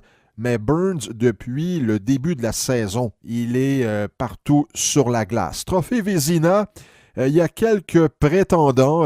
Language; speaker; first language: French; native; French